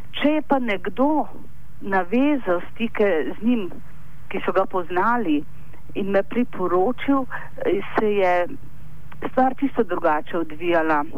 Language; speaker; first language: Slovenian; native; Slovenian